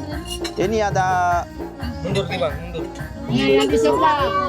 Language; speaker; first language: Indonesian; non-native, learner; Persian